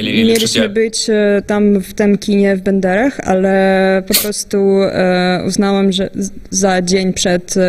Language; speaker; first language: Polish; non-native, fluent; Russian